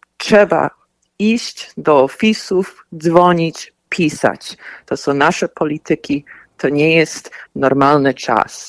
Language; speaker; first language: Polish; early bilingual, heritage; Polish